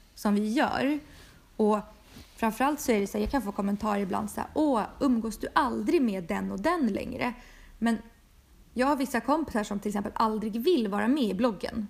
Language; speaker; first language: Swedish; early bilingual, other home language; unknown